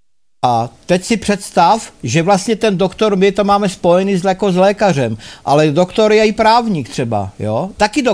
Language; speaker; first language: Czech; native; Czech